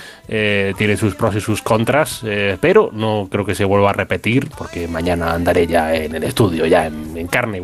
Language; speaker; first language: Spanish; native; Spanish